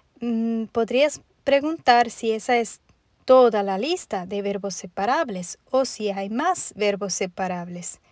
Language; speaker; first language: Spanish; non-native, fluent; German